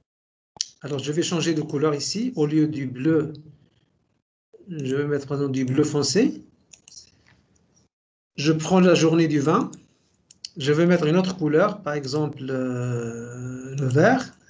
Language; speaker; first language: French; native; French